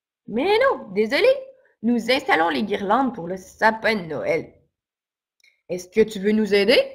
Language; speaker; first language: French; native; French